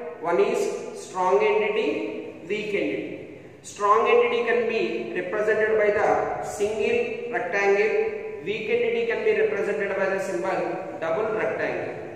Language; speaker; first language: English; non-native, local second language; Telugu